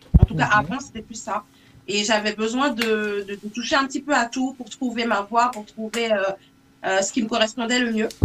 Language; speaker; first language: French; non-native, local second language; English